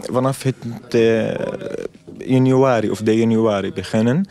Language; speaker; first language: Dutch; non-native, learner; Arabic